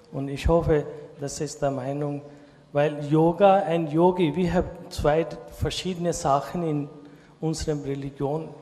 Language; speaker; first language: German; non-native, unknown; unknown